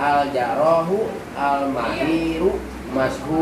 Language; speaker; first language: Arabic; non-native, learner; Indonesian